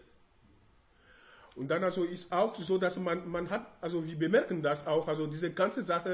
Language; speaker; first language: German; non-native, learner; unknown